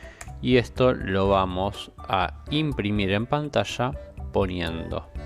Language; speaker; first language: Spanish; native; Spanish